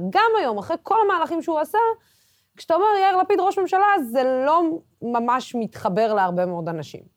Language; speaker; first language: Hebrew; non-native, local second language; Arabic